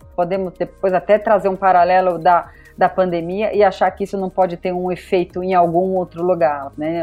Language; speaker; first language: Portuguese; native; Portuguese